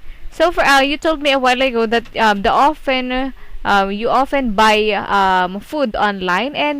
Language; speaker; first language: English; non-native, local second language; Filipino